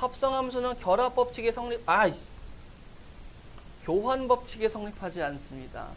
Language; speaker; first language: Korean; native; Korean